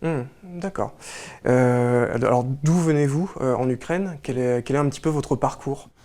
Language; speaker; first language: French; native; French